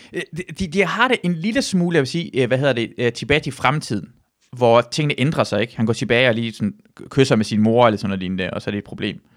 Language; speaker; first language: Danish; early bilingual, other home language; Persian